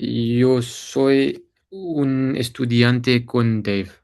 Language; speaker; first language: Spanish; non-native, learner; English